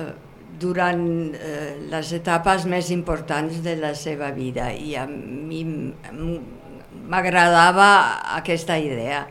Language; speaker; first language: Catalan; non-native, fluent; German